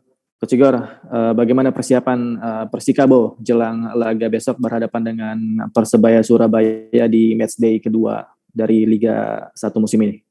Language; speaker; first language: Indonesian; native; Indonesian